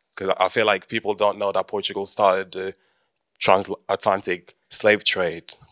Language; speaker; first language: English; early bilingual, heritage; Portuguese